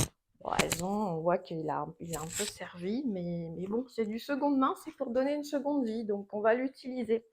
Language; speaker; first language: French; native; French